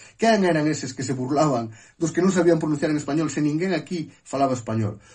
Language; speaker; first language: Galician; native; Galician